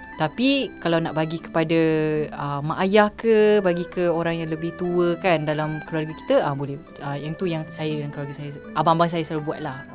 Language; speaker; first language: Malay; non-native, local second language; Min Nan Chinese